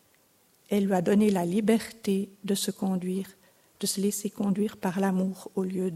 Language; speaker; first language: French; native; French